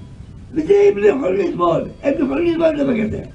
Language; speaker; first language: Hebrew; non-native, fluent; Yiddish